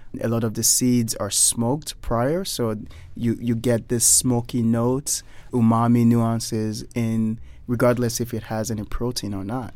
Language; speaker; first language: English; non-native, local second language; Yoruba